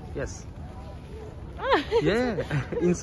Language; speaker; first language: English; non-native, learner; Turkish